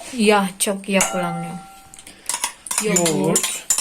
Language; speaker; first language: Turkish; non-native, learner; Indonesian